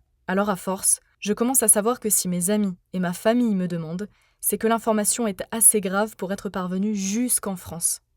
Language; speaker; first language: French; native; French